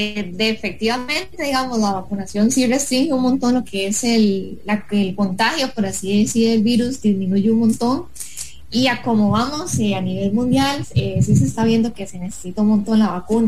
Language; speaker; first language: Spanish; native; Spanish